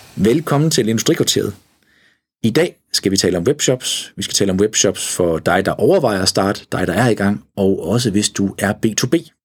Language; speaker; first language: Danish; native; Danish